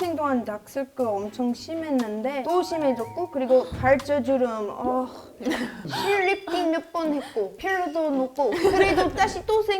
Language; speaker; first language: Korean; non-native, learner; English